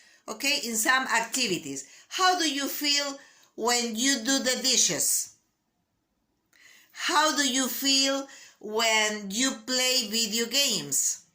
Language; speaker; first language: English; non-native, learner; Spanish